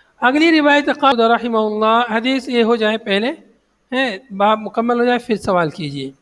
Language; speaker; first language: Urdu; native; Urdu